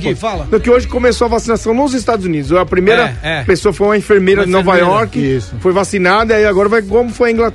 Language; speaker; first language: Portuguese; native; Portuguese